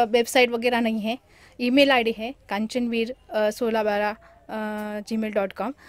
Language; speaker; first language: Hindi; non-native, local second language; Marathi